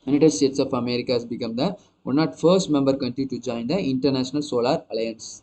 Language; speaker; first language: English; non-native, local second language; Tamil